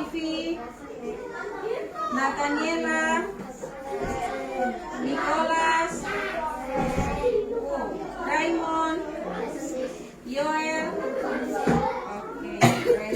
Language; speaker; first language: English; non-native, learner; Indonesian